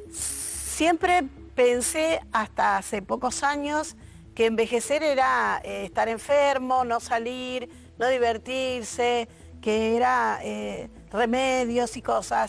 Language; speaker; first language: Spanish; native; Spanish